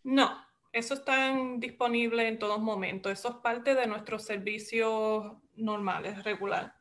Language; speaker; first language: Spanish; early bilingual, heritage; Spanish